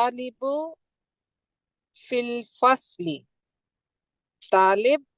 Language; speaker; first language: Arabic; non-native, learner; Urdu